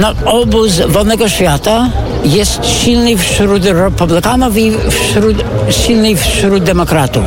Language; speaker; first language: Polish; non-native, fluent; English